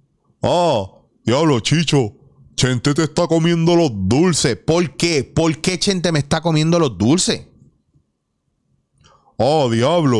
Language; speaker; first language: Spanish; native; Spanish